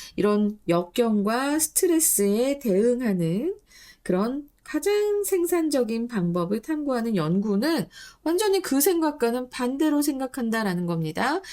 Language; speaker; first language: Korean; native; Korean